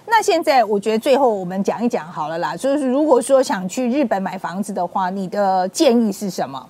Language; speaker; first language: Chinese; native; Chinese